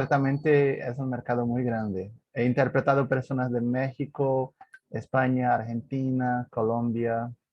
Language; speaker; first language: Spanish; non-native, fluent; Portuguese